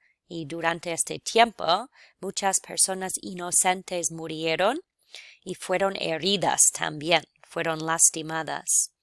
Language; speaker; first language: Spanish; non-native, fluent; English